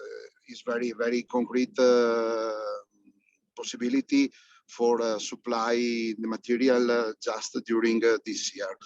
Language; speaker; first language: English; non-native, fluent; Italian